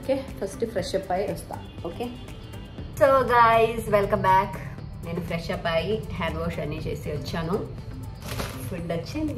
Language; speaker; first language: Telugu; non-native, local second language; Malayalam